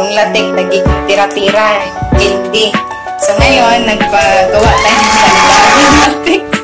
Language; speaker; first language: Filipino; non-native, local second language; Cebuano